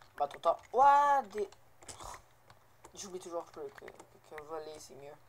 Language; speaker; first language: French; native; French